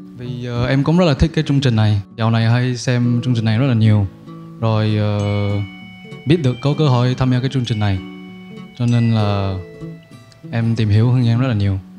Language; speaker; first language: Vietnamese; non-native, fluent; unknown